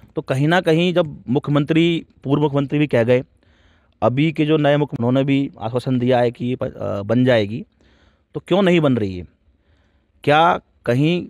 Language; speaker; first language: Hindi; native; Hindi